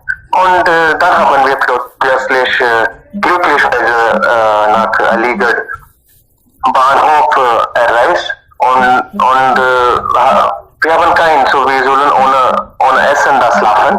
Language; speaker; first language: German; non-native, learner; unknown